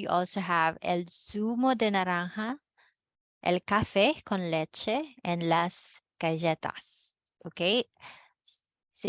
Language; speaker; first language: Spanish; non-native, fluent; Filipino